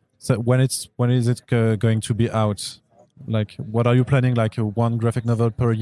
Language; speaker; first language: English; non-native, fluent; French